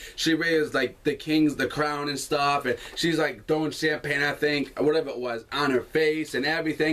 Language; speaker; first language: English; native; English